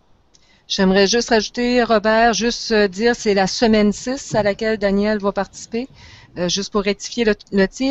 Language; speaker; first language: French; native; French